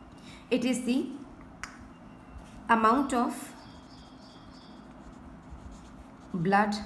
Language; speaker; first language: English; non-native, local second language; Hindi